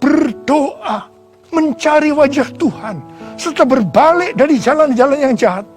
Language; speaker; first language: Indonesian; native; Indonesian